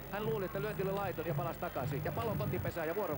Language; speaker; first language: Finnish; native; Finnish